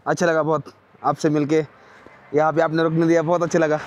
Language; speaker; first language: Hindi; non-native, local second language; Marathi